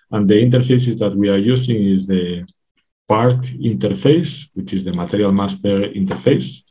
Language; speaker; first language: English; non-native, fluent; Spanish